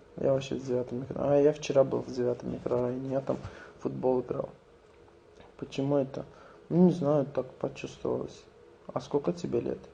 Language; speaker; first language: Russian; non-native, local second language; Azerbaijani